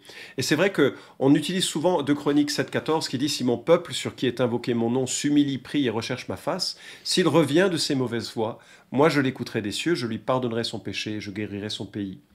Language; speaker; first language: French; native; French